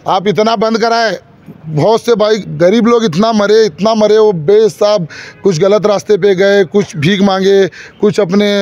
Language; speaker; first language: Hindi; native; Hindi